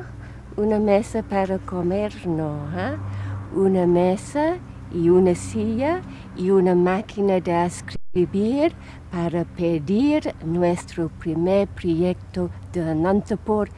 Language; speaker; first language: Spanish; non-native, fluent; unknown